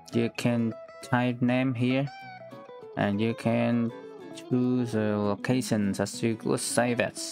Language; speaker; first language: English; non-native, learner; Vietnamese